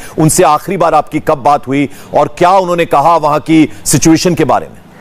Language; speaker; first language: Hindi; native; Hindi